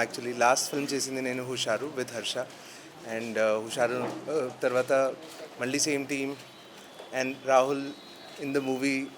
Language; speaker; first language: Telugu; non-native, learner; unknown